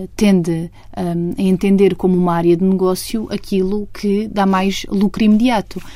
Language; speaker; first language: Portuguese; native; Portuguese